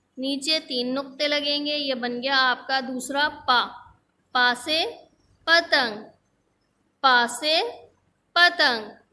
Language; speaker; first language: Urdu; native; Urdu